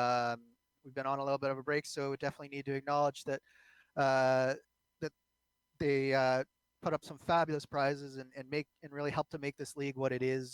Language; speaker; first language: English; native; English